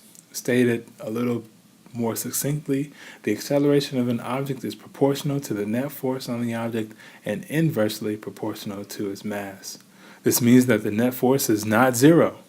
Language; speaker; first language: English; native; English